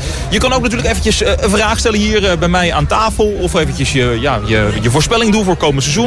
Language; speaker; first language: Dutch; native; Dutch